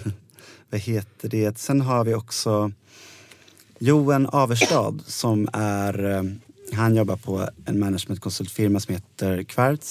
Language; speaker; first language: Swedish; native; Swedish